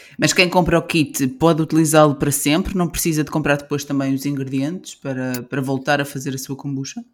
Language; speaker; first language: Portuguese; native; Portuguese